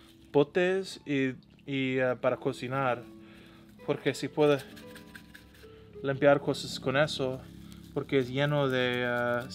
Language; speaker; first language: Spanish; non-native, learner; English